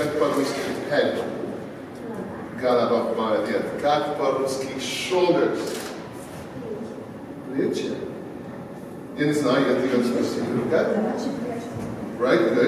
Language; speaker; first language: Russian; non-native, learner; Spanish